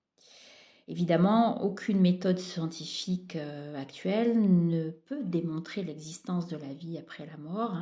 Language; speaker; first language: French; native; French